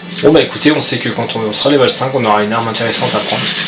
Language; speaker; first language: French; native; French